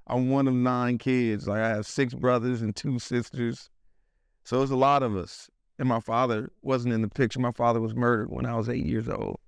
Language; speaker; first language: English; native; English